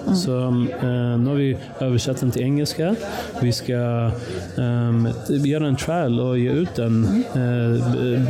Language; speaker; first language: Swedish; early bilingual, other home language; Persian